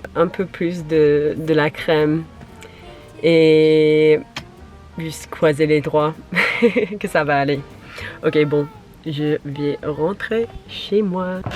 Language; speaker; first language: French; non-native, learner; English